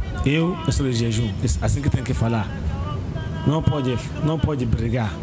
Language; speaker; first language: Portuguese; non-native, learner; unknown